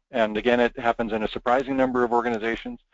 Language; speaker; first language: English; native; English